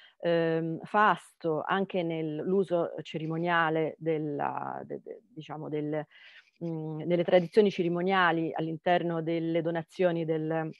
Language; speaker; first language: Italian; native; Italian